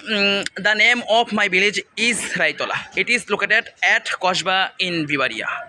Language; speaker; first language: English; non-native, learner; Bangla